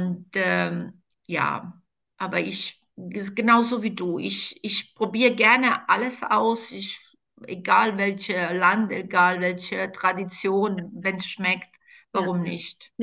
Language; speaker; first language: German; non-native, fluent; Croatian